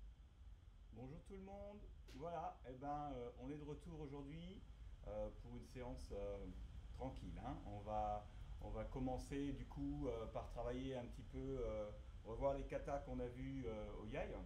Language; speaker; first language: French; native; French